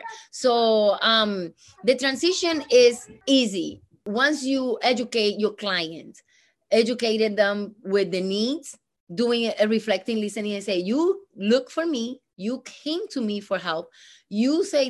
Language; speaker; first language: English; non-native, fluent; Spanish